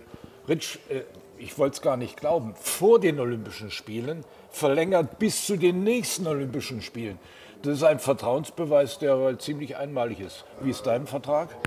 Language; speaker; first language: German; native; German